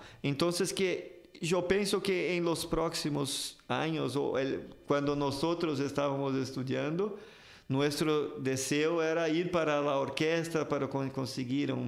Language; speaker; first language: Spanish; non-native, fluent; Portuguese